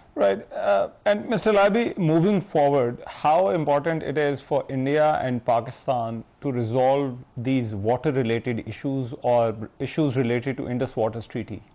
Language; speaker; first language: English; non-native, local second language; Urdu